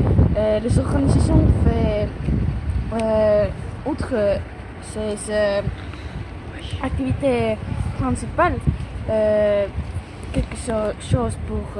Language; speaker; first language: French; non-native, learner; Estonian